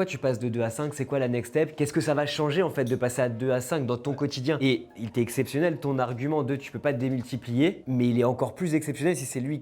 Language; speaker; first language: French; native; French